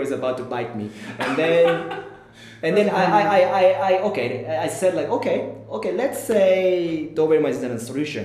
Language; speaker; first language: English; non-native, fluent; Japanese